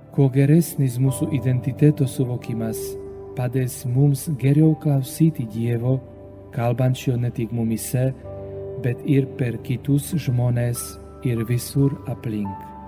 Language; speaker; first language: Lithuanian; non-native, fluent; Slovak